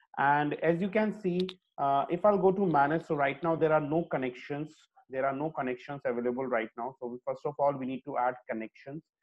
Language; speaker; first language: English; non-native, local second language; Hindi